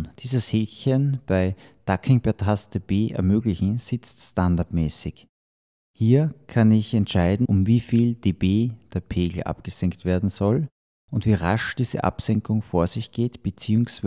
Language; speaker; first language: German; native; German